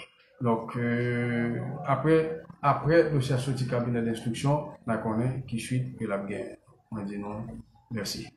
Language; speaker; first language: French; non-native, local second language; Haitian Creole